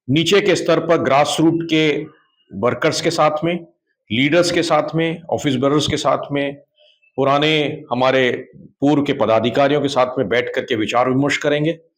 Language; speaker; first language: Hindi; native; Hindi